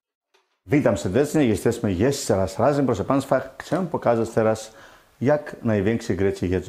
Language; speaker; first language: Polish; non-native, learner; Greek